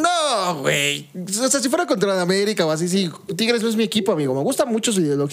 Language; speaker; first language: Spanish; native; Spanish